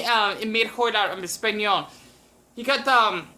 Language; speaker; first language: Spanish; non-native, learner; English